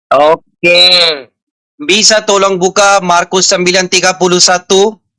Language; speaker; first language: Indonesian; non-native, fluent; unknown